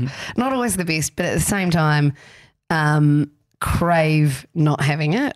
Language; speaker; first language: English; native; English